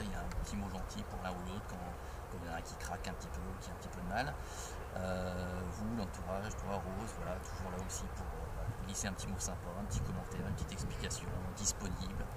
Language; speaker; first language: French; native; French